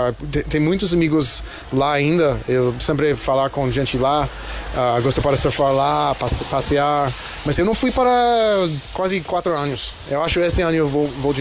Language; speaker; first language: Portuguese; non-native, learner; English